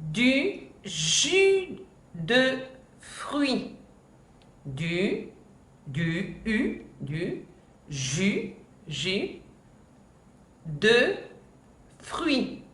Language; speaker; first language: French; non-native, fluent; Spanish